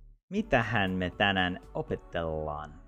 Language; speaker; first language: Finnish; non-native, learner; English